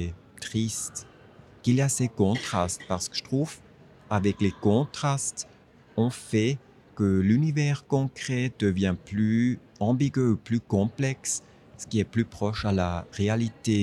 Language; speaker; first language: French; non-native, fluent; German